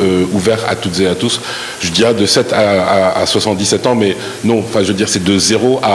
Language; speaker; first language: French; non-native, local second language; Arabic